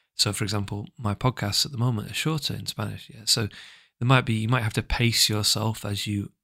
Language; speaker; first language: English; native; English